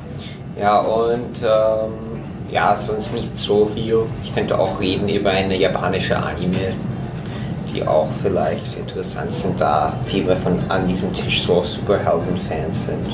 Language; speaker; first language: German; non-native, fluent; English